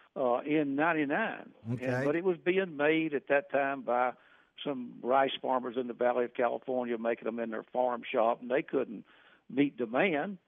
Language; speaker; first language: English; native; English